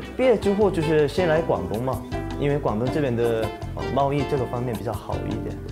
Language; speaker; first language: Chinese; non-native, fluent; Korean